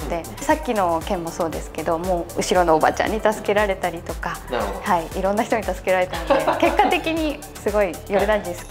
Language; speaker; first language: Japanese; native; Japanese